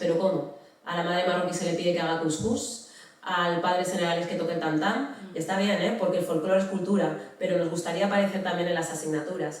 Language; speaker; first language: Spanish; native; Spanish